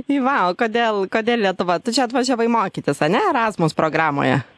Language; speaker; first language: Lithuanian; native; Lithuanian